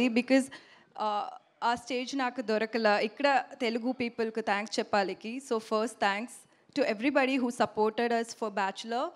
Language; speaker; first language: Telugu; non-native, learner; Tamil